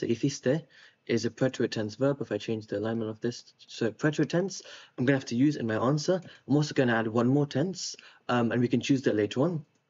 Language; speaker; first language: English; native; English